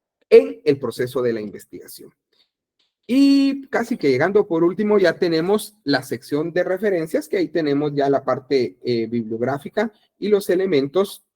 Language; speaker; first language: Spanish; native; Spanish